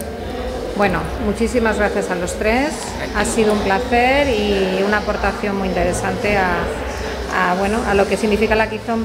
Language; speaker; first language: Spanish; native; Spanish